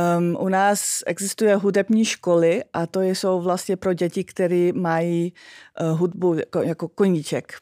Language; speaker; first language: Czech; non-native, fluent; Dutch